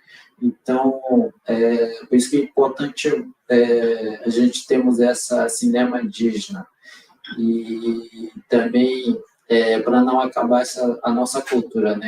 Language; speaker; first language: Portuguese; non-native, local second language; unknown